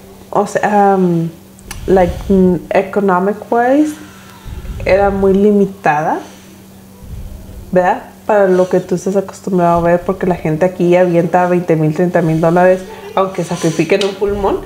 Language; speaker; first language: Spanish; early bilingual, heritage; Spanish